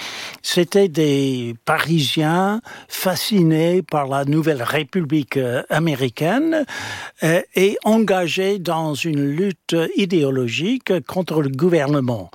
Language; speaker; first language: French; non-native, fluent; English